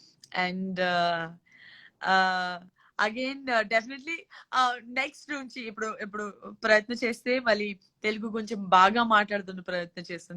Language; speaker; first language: Telugu; non-native, learner; Gujarati